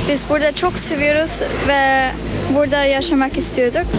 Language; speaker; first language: Turkish; non-native, learner; Albanian